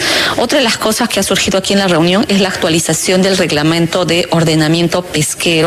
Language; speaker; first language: Spanish; native; Spanish